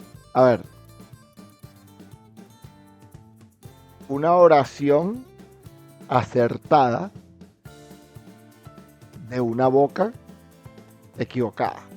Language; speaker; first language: Spanish; native; Spanish